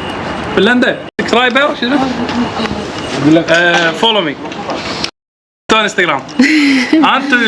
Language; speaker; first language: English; non-native, learner; Arabic